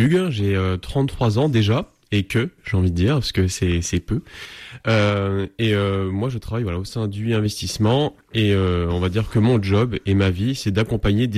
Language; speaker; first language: French; native; French